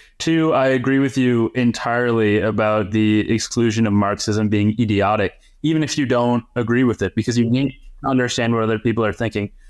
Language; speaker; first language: English; native; English